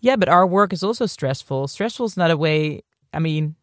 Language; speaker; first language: English; non-native, fluent; Dutch